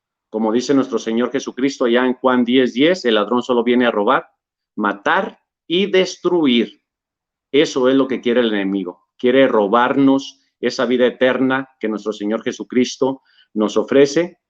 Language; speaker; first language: Spanish; native; Spanish